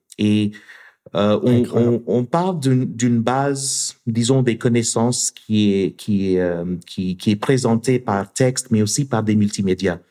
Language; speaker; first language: French; non-native, fluent; English